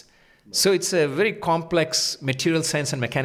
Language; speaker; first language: English; non-native, local second language; Telugu